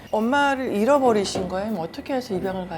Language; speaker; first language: Korean; native; Korean